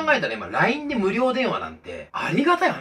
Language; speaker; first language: Japanese; native; Japanese